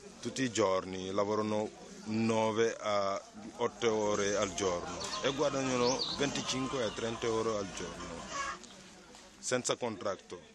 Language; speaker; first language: Italian; non-native, learner; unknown